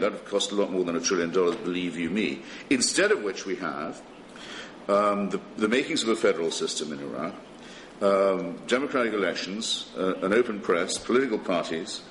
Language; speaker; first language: English; native; English